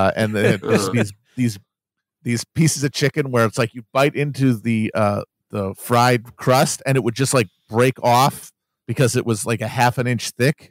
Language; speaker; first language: English; native; English